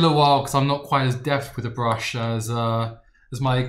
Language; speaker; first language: English; native; English